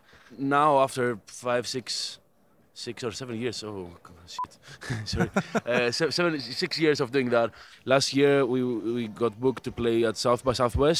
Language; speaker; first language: English; non-native, fluent; Greek